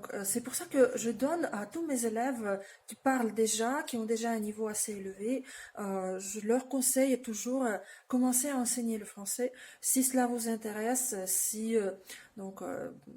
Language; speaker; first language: French; non-native, fluent; Russian